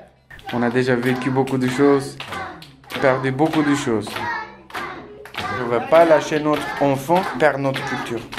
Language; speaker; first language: French; non-native, learner; Kurdish